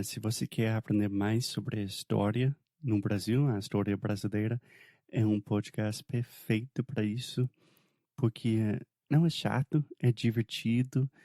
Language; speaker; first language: Portuguese; non-native, fluent; English